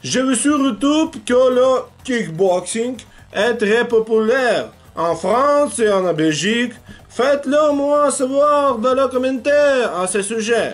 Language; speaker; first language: French; non-native, learner; Russian